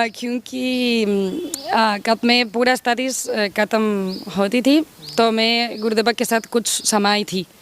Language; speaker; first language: Hindi; non-native, learner; Spanish